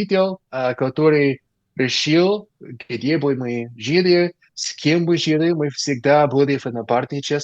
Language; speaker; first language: Russian; non-native, learner; English